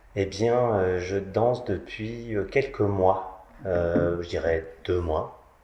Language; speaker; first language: French; native; French